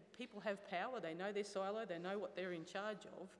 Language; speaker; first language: English; native; English